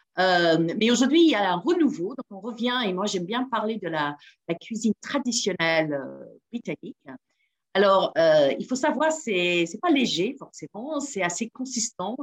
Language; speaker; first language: French; non-native, fluent; English